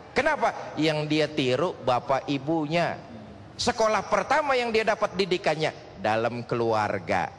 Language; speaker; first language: Indonesian; native; Indonesian